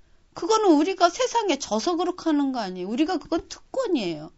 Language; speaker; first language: Korean; native; Korean